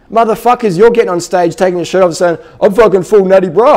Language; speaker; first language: English; native; English